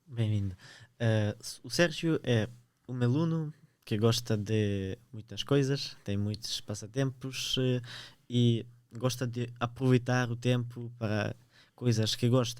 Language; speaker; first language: Portuguese; early bilingual, other home language; Ukrainian